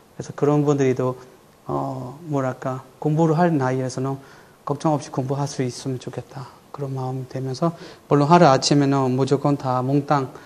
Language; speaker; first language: Korean; non-native, fluent; Burmese